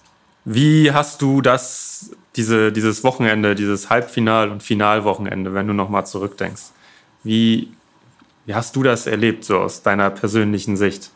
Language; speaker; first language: German; native; German